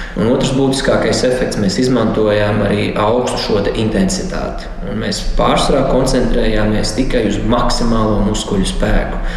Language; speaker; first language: Latvian; native; Latvian